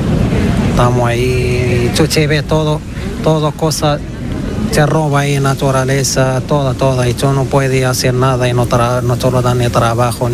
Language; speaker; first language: Spanish; non-native, learner; Arabic